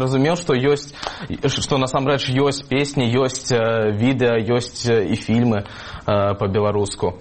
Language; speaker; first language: Ukrainian; non-native, fluent; Russian